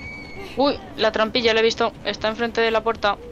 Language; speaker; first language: Spanish; native; Spanish